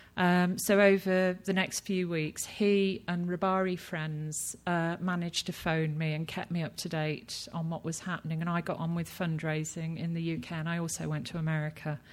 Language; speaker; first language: English; native; English